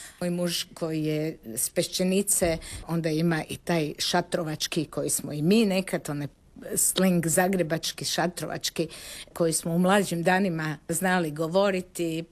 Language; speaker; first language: Croatian; native; Croatian